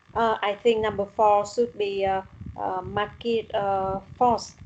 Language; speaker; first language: English; non-native, learner; Vietnamese